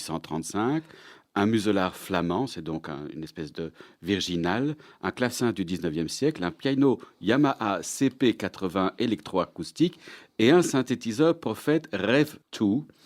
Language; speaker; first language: French; native; French